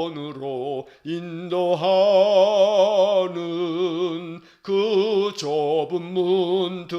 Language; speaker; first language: Korean; native; Korean